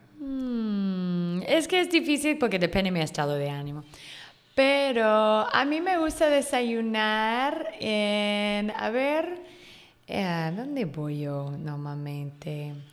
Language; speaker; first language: Spanish; non-native, fluent; English